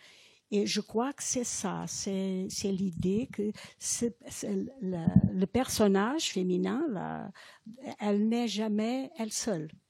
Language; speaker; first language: French; non-native, fluent; Portuguese